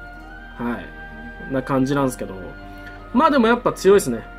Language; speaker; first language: Japanese; native; Japanese